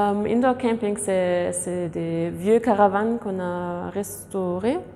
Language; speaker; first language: French; non-native, fluent; German